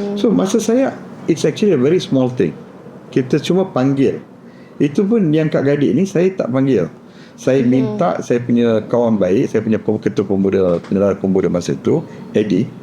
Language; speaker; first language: Malay; non-native, local second language; Tamil